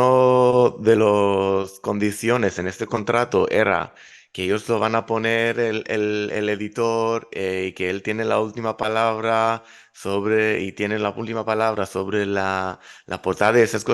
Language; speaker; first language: Spanish; non-native, fluent; Hebrew